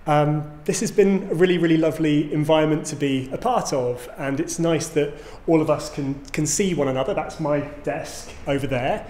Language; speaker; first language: English; early bilingual, heritage; English